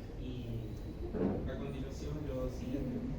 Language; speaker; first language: Spanish; native; Spanish